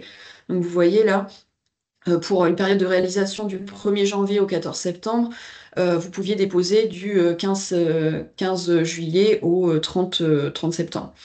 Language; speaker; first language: French; native; French